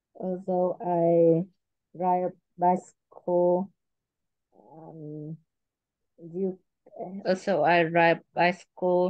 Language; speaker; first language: English; non-native, learner; Vietnamese